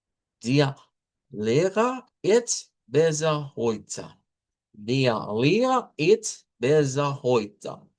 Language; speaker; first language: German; non-native, learner; Spanish